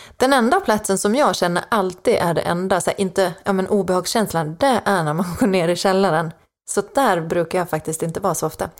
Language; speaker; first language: Swedish; native; Swedish